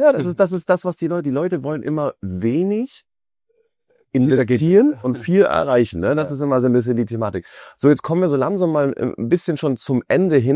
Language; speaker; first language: German; native; German